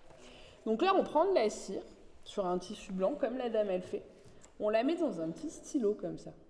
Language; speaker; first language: French; native; French